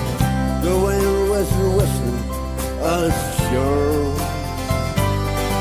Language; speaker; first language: English; native; English